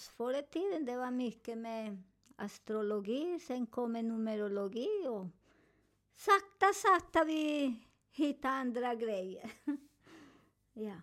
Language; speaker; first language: Swedish; non-native, learner; Spanish